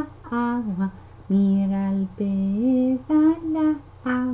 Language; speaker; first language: Spanish; non-native, learner; English